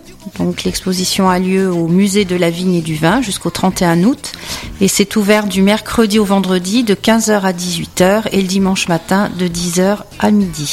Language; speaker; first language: French; native; French